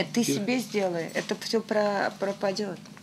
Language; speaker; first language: Russian; native; Russian